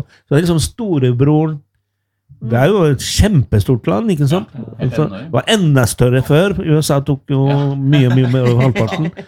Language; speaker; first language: Swedish; non-native, fluent; Spanish